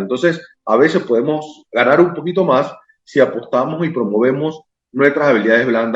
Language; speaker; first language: Spanish; native; Spanish